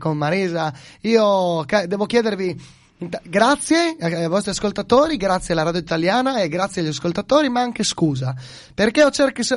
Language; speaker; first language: Italian; non-native, local second language; Friulian